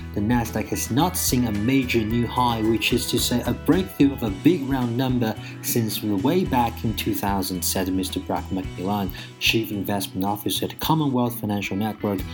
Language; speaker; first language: English; non-native, fluent; Chinese